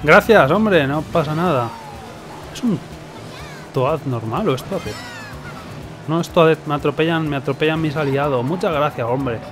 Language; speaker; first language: Spanish; native; Spanish